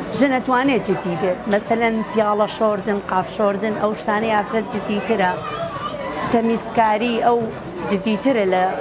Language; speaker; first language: Central Kurdish; non-native, local second language; Gurani